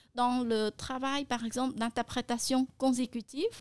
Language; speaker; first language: French; non-native, fluent; Khmer